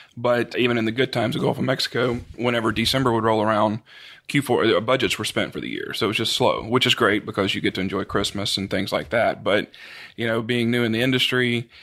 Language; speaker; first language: English; native; English